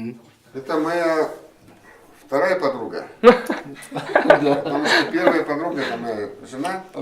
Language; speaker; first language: Russian; non-native, learner; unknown